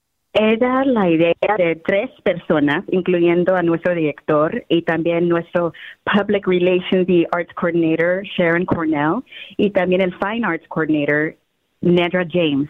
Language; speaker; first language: Spanish; early bilingual, heritage; Spanish